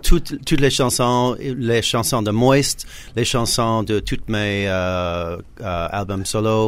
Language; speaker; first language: French; non-native, learner; English